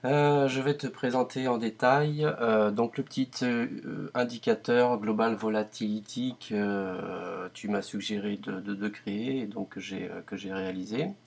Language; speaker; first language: French; native; French